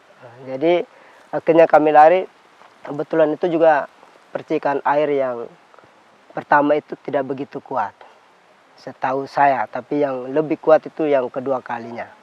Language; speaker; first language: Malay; non-native, local second language; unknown